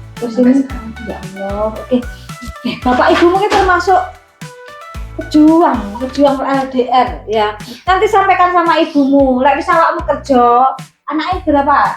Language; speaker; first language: Indonesian; non-native, local second language; Javanese